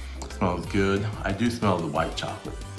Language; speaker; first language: English; native; English